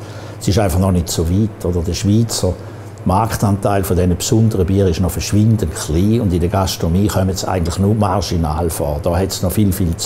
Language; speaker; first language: German; native; German